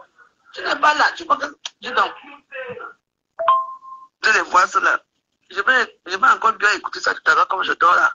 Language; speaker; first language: French; native; French